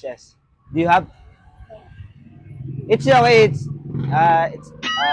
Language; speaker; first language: English; non-native, learner; Korean